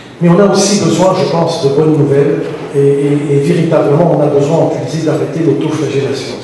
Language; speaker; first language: French; non-native, local second language; Arabic